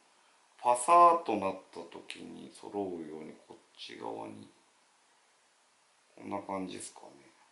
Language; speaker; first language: Japanese; native; Japanese